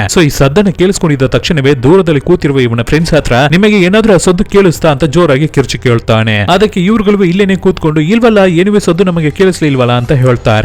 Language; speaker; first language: Kannada; native; Kannada